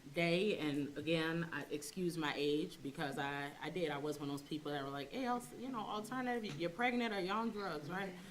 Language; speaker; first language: English; native; English